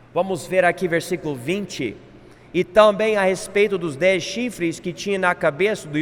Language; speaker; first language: Portuguese; non-native, fluent; English